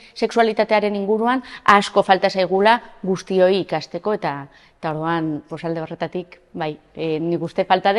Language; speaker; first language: Basque; non-native, local second language; Spanish